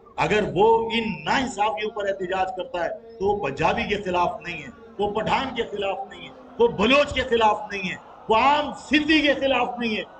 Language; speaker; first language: Urdu; native; Urdu